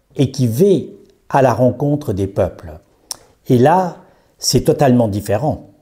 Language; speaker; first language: French; native; French